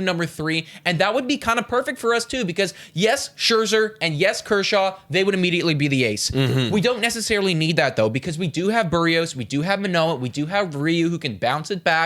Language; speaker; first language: English; native; English